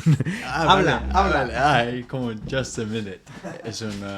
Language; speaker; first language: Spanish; non-native, fluent; English